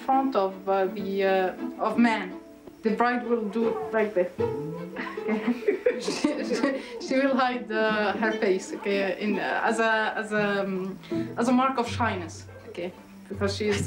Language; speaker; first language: English; non-native, fluent; Arabic